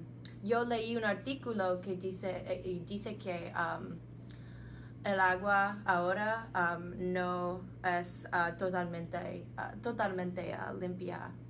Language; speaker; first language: Spanish; non-native, learner; English